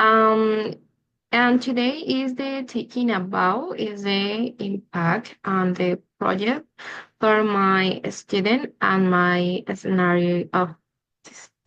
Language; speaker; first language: English; non-native, learner; Spanish